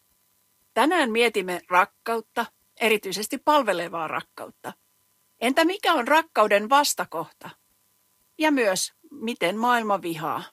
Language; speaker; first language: Finnish; native; Finnish